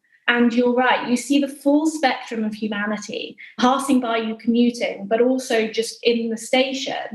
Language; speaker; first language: English; native; English